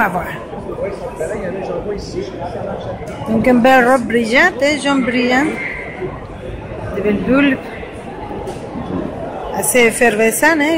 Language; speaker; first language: French; native; French